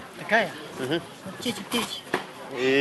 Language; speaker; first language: Russian; non-native, learner; Chinese